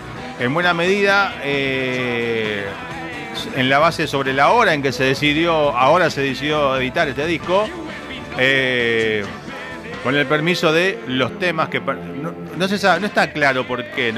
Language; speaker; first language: Spanish; native; Spanish